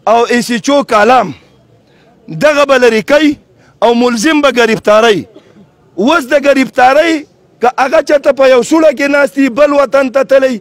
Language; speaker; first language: Pashto; native; Pashto